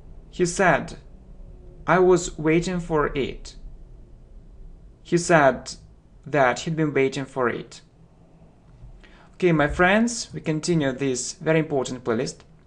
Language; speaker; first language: English; non-native, fluent; Russian